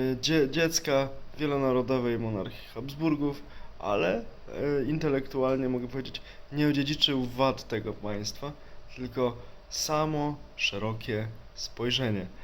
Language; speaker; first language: Polish; native; Polish